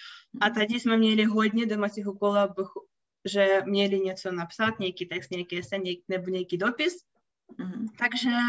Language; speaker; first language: Czech; non-native, fluent; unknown